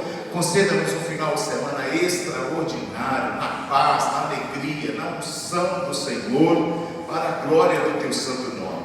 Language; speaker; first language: Portuguese; native; Portuguese